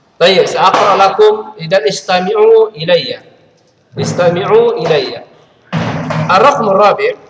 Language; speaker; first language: Arabic; non-native, fluent; Indonesian